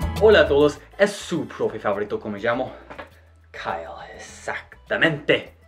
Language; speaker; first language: Spanish; non-native, fluent; English